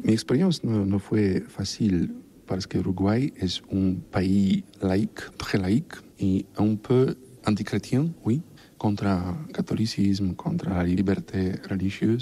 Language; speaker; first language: French; non-native, learner; Polish